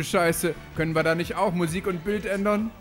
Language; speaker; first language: German; native; German